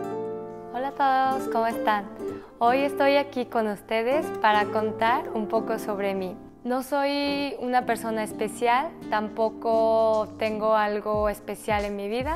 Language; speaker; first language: Spanish; early bilingual, other home language; Korean